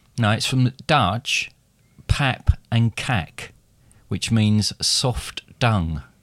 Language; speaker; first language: English; native; English